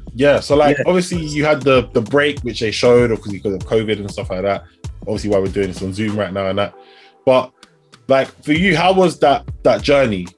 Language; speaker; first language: English; native; English